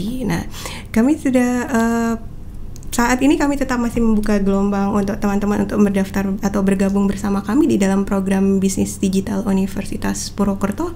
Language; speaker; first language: Indonesian; native; Indonesian